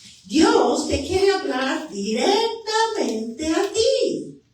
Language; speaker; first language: Spanish; non-native, fluent; English